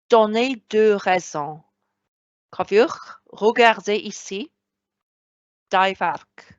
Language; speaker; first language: French; non-native, fluent; Welsh